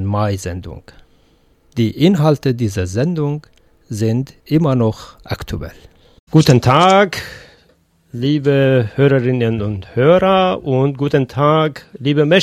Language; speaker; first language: German; non-native, fluent; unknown